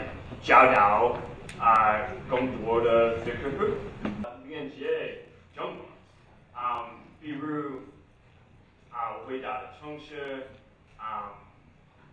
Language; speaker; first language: Chinese; non-native, learner; English